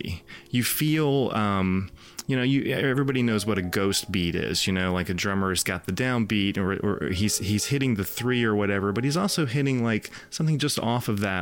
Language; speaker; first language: English; native; English